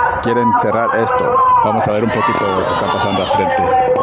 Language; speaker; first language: Spanish; native; Spanish